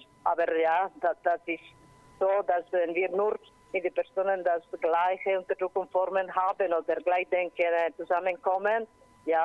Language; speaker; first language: German; non-native, learner; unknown